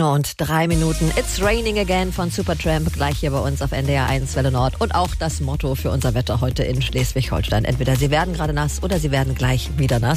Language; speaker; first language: German; native; German